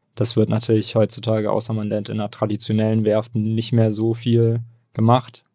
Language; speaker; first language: German; native; German